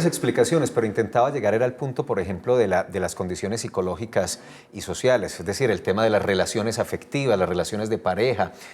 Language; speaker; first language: Spanish; native; Spanish